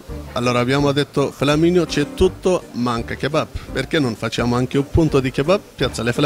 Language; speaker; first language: Italian; non-native, learner; Turkish